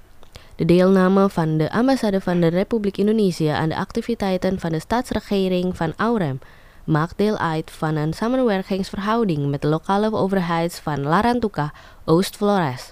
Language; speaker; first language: Dutch; non-native, fluent; Indonesian